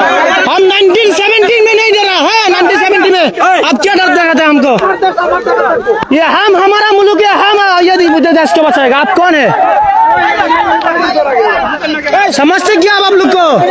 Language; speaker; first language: Hindi; non-native, learner; Bangla